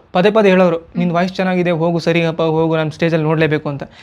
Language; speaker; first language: Kannada; non-native, fluent; Nepali